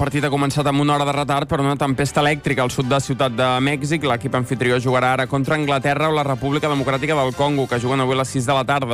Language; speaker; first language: Catalan; native; Catalan